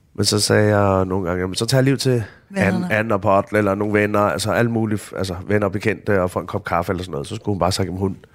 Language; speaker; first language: Danish; native; Danish